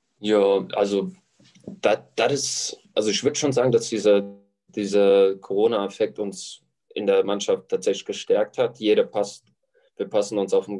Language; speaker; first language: German; early bilingual, other home language; Latvian